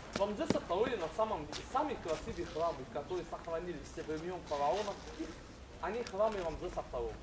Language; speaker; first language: Russian; non-native, learner; Arabic